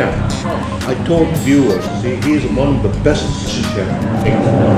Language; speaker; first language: English; non-native, fluent; Khmer